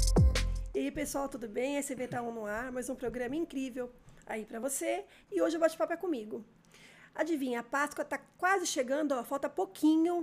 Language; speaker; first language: Portuguese; native; Portuguese